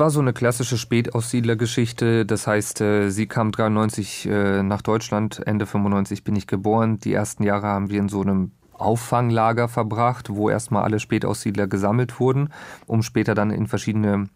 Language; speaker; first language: German; native; German